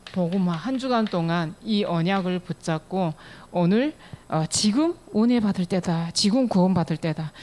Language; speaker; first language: Korean; native; Korean